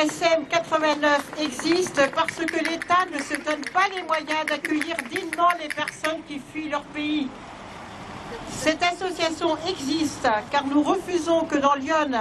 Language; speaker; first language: French; native; French